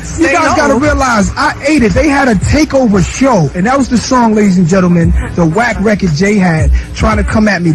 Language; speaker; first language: English; native; English